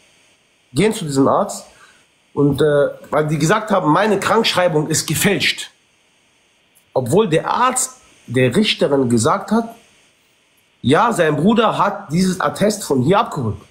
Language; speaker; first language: German; early bilingual, other home language; Arabic